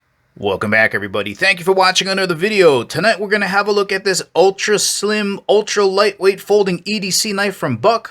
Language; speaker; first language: English; native; English